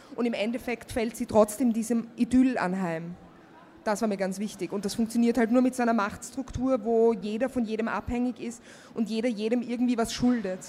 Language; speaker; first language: German; native; German